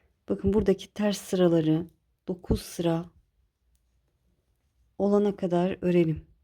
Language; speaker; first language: Turkish; native; Turkish